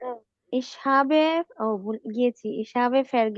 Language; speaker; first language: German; non-native, learner; Bangla